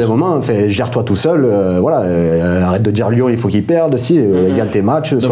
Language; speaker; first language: French; native; French